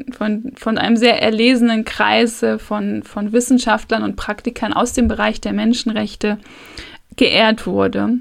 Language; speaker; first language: German; native; German